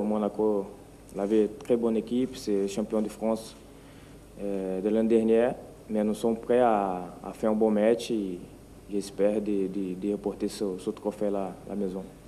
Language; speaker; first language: French; non-native, fluent; Portuguese